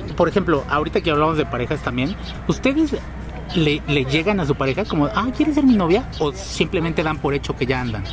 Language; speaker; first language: Spanish; native; Spanish